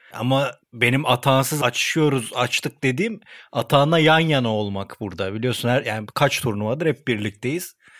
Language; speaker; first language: Turkish; native; Turkish